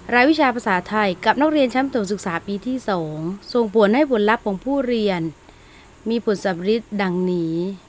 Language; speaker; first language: Thai; non-native, local second language; Malay